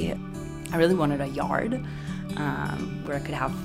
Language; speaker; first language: English; non-native, fluent; Italian